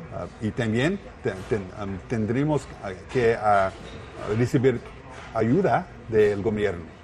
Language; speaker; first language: Spanish; non-native, learner; English